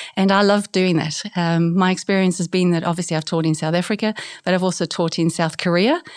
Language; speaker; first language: English; native; English